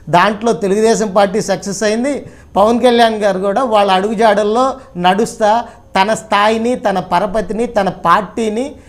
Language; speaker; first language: Telugu; native; Telugu